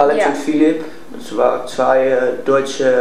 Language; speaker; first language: German; non-native, learner; Dutch